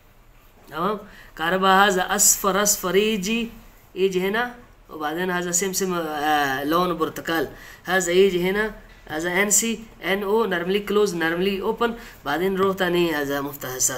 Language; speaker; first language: Arabic; non-native, learner; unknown